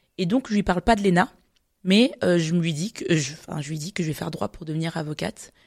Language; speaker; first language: French; native; French